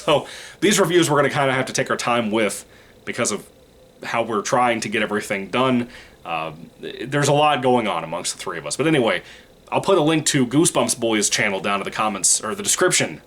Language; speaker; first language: English; native; English